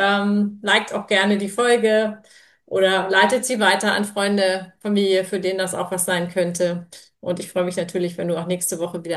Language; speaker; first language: German; native; German